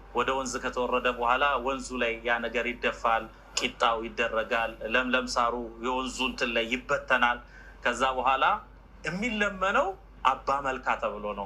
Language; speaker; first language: Amharic; non-native, local second language; Oromo